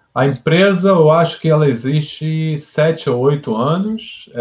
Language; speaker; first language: Portuguese; native; Portuguese